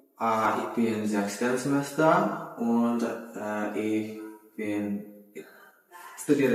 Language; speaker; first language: German; non-native, learner; Indonesian